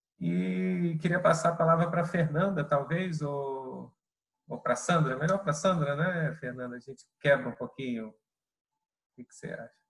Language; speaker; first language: Portuguese; native; Portuguese